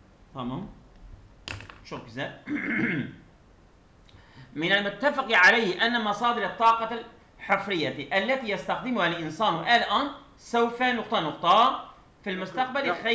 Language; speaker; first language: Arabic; non-native, fluent; Turkish